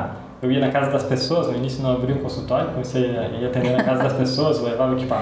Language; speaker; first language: Portuguese; native; Portuguese